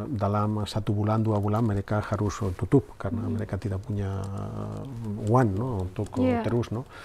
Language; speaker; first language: Indonesian; non-native, learner; Spanish